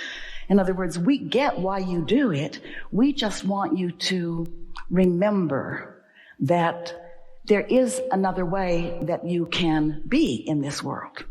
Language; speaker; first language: English; native; English